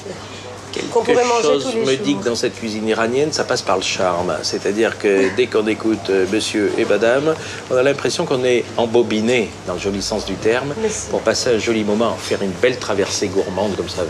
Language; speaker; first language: French; native; French